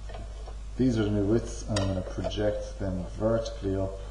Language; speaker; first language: English; native; English